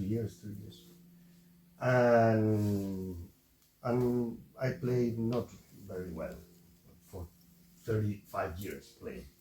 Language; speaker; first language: English; non-native, learner; Spanish